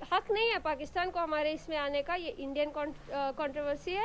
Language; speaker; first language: Hindi; non-native, local second language; Urdu